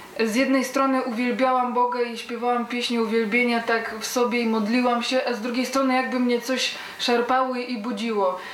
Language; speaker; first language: Polish; early bilingual, heritage; Polish